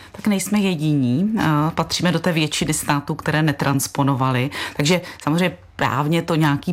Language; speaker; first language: Czech; native; Czech